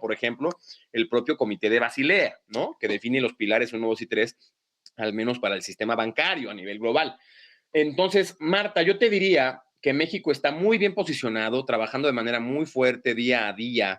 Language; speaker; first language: Spanish; native; Spanish